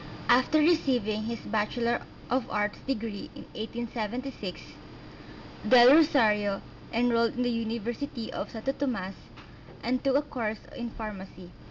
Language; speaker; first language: English; non-native, local second language; Filipino